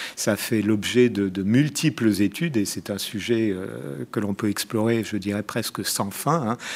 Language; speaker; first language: French; native; French